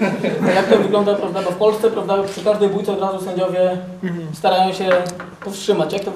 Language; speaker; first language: Polish; native; Polish